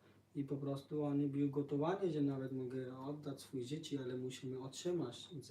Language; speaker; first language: Polish; non-native, learner; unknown